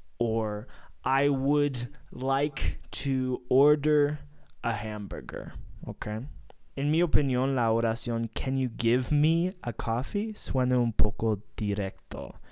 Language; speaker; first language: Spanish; non-native, fluent; English